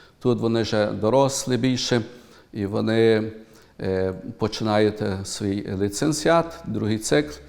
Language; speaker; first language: Ukrainian; early bilingual, heritage; Ukrainian